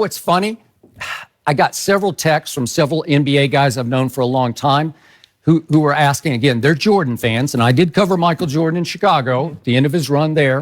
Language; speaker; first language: English; native; English